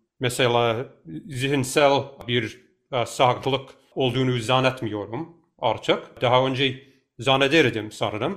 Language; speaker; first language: Turkish; non-native, fluent; English